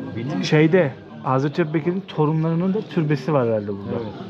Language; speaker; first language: Turkish; native; Turkish